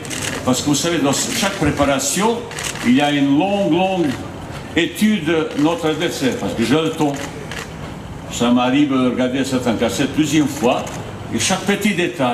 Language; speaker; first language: French; non-native, fluent; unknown